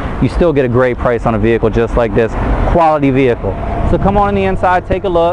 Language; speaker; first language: English; native; English